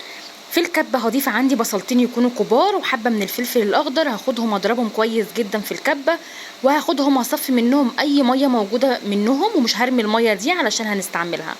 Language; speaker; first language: Arabic; native; Arabic